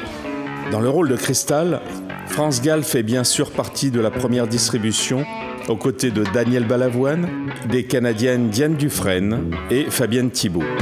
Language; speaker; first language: French; native; French